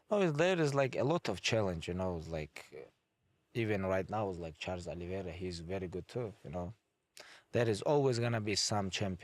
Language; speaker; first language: English; non-native, fluent; Avaric